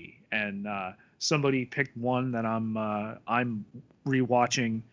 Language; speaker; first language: English; native; English